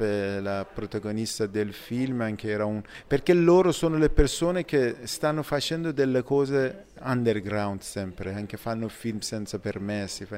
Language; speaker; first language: Italian; non-native, fluent; Persian